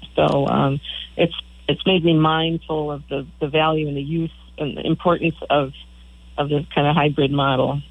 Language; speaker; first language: English; native; English